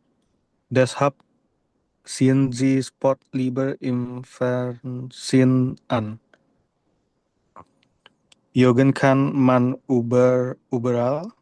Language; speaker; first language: German; non-native, learner; Indonesian